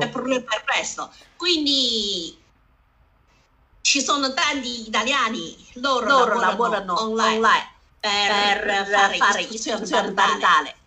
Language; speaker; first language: Italian; non-native, learner; Chinese